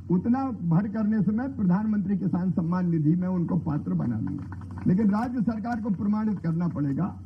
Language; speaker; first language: Hindi; native; Hindi